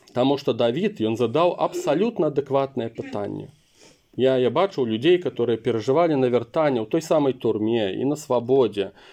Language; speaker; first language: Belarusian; non-native, local second language; Russian